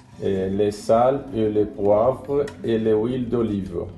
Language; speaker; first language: French; non-native, learner; Portuguese